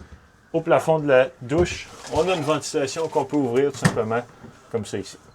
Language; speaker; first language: French; native; French